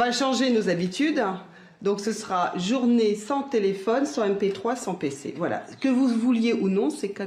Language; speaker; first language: French; native; French